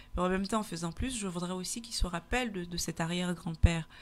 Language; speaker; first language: French; native; French